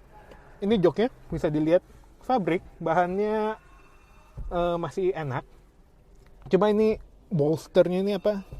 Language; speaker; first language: Indonesian; native; Indonesian